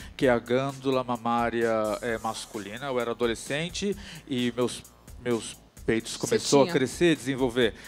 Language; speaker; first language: Portuguese; native; Portuguese